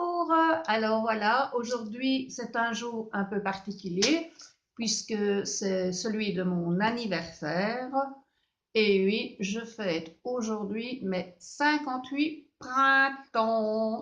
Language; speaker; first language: French; native; French